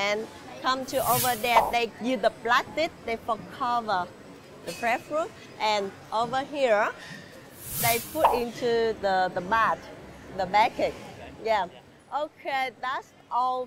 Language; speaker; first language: English; non-native, learner; Vietnamese